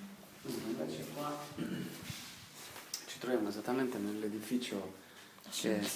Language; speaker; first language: Italian; native; Italian